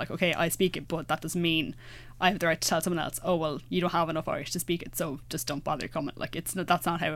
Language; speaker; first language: English; native; English